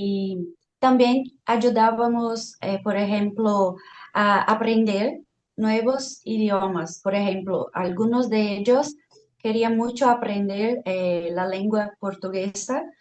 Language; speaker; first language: Spanish; non-native, fluent; Portuguese